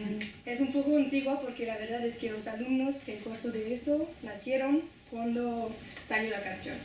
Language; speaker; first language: Spanish; non-native, fluent; French